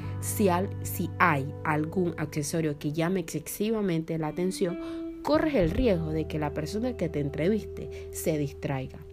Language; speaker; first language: Spanish; native; Spanish